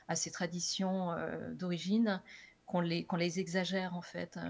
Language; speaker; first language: French; native; French